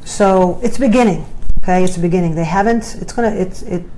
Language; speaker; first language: English; native; English